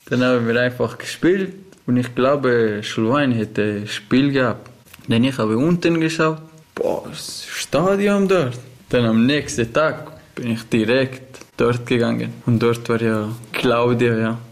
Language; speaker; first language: German; non-native, learner; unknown